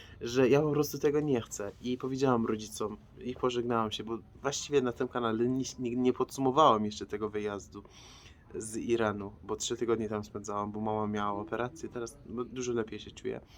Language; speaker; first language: Polish; non-native, fluent; Persian